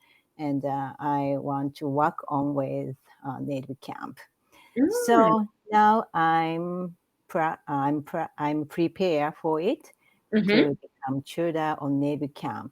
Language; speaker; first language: English; non-native, learner; Japanese